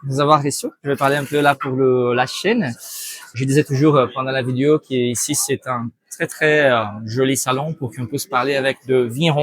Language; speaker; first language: French; non-native, fluent; Portuguese